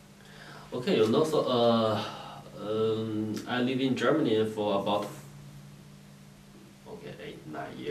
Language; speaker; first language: English; non-native, learner; Chinese